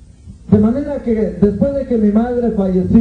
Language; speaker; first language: Spanish; native; Spanish